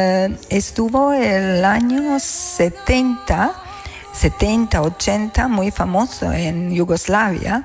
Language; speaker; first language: Spanish; non-native, learner; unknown